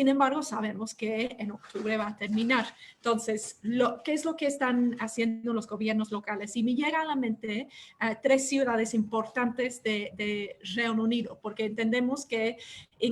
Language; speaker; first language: Spanish; non-native, fluent; English